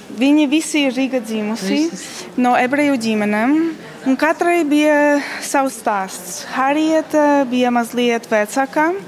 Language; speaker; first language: Latvian; non-native, learner; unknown